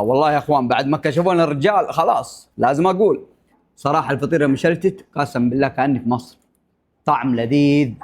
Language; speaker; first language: Arabic; native; Arabic